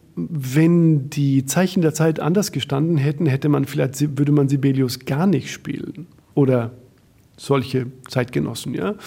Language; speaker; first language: German; native; German